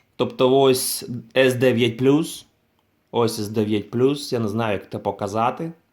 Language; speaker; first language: Ukrainian; non-native, local second language; Russian